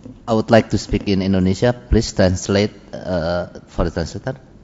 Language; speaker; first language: English; non-native, fluent; Indonesian